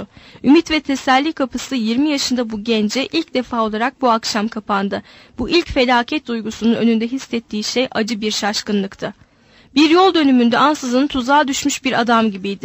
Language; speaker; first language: Turkish; native; Turkish